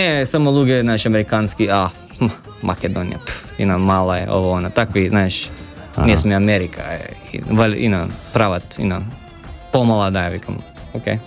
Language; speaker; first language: Macedonian; early bilingual, heritage; Macedonian